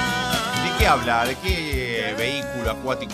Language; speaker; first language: Spanish; native; Spanish